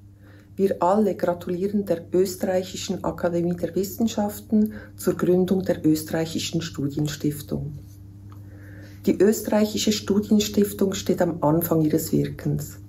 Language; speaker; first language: German; native; German